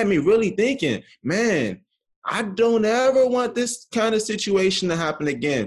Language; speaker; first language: English; native; English